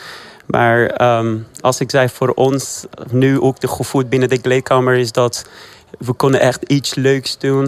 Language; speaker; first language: Dutch; early bilingual, other home language; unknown